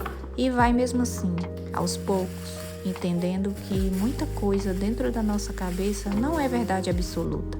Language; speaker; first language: Portuguese; native; Portuguese